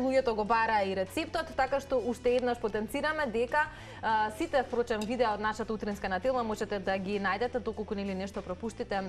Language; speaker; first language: Macedonian; native; Macedonian